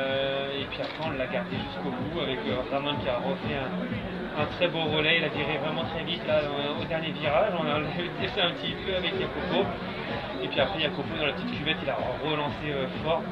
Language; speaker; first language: French; native; French